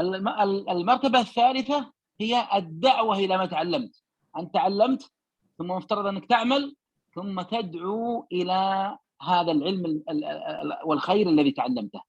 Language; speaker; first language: Arabic; native; Arabic